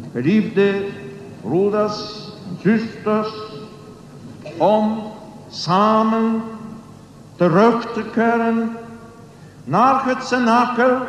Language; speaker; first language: Dutch; non-native, learner; Polish